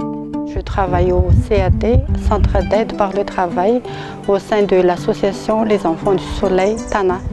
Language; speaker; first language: French; non-native, local second language; Malagasy